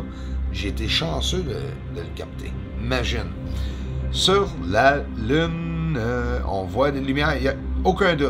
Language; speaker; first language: French; native; French